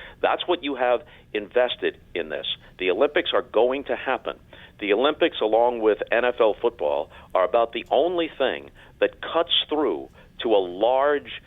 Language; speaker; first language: English; native; English